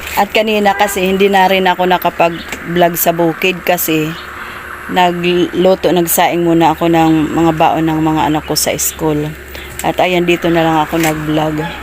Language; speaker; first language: Filipino; non-native, local second language; Waray